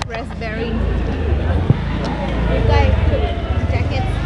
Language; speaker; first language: English; non-native, local second language; Hindi